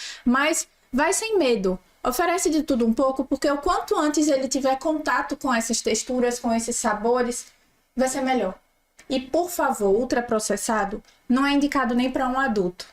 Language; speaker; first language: Portuguese; native; Portuguese